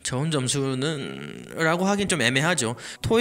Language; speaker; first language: Korean; native; Korean